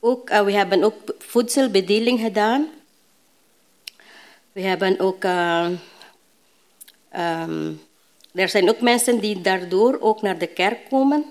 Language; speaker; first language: Dutch; non-native, learner; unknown